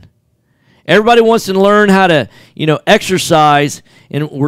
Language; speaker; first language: English; native; English